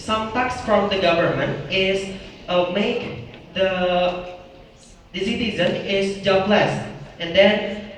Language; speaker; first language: English; non-native, learner; Indonesian